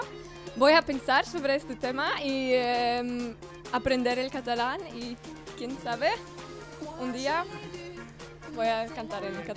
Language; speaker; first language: Spanish; non-native, learner; German